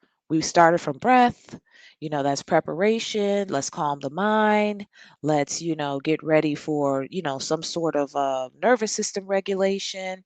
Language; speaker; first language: English; native; English